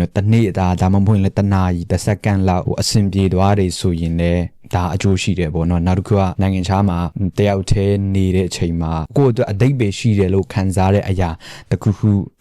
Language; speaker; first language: Burmese; non-native, local second language; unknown